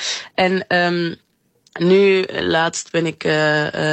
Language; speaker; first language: Dutch; non-native, fluent; Arabic